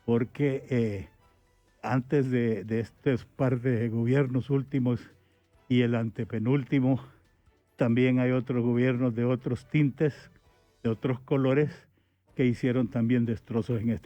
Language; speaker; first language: Spanish; native; Spanish